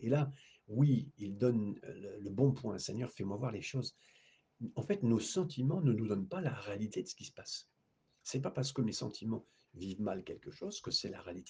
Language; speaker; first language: French; native; French